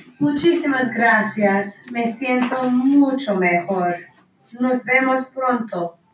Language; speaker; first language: Spanish; non-native, learner; English